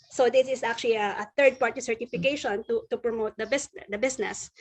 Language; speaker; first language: English; non-native, local second language; Filipino